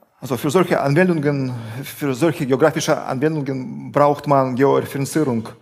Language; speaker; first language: German; non-native, fluent; Russian